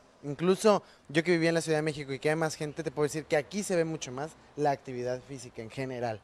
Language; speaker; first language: Spanish; native; Spanish